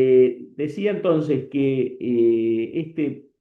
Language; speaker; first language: Spanish; native; Spanish